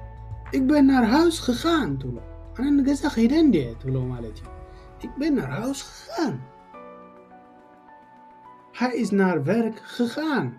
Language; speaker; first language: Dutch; non-native, learner; Tigrinya